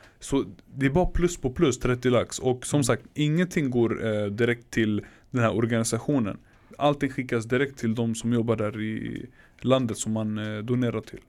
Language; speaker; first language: Swedish; early bilingual, other home language; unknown